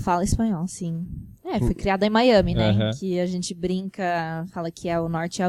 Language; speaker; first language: Portuguese; early bilingual, heritage; Portuguese